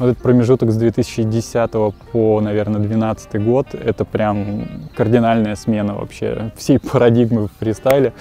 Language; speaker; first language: Russian; native; Russian